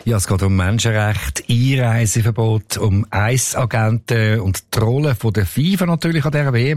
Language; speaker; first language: German; native; German